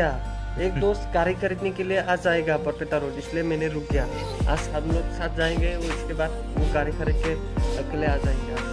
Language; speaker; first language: Hindi; non-native, local second language; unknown